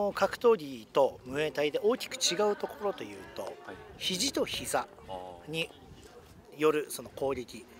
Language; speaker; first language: Japanese; native; Japanese